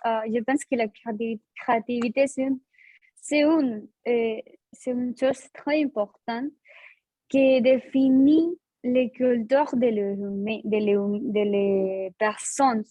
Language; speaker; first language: French; non-native, learner; Spanish